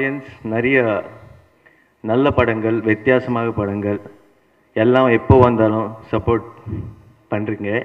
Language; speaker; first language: Tamil; non-native, learner; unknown